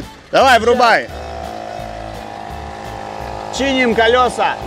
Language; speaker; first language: Russian; native; Russian